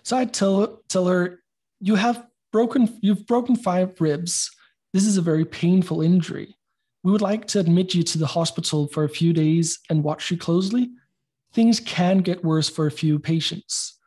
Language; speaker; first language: English; non-native, fluent; Danish